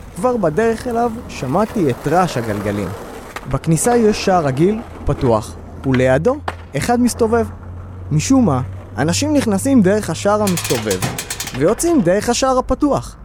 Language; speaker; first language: Hebrew; native; Hebrew